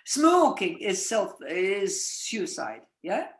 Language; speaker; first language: English; non-native, fluent; Russian